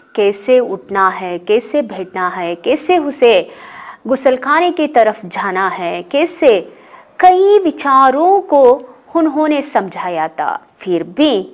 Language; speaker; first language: Hindi; non-native, local second language; Kannada